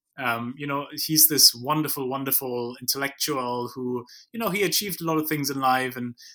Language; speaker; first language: English; non-native, fluent; German